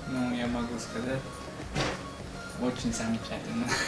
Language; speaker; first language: Russian; non-native, learner; Uzbek